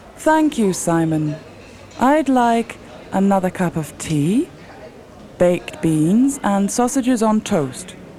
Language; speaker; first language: English; native; English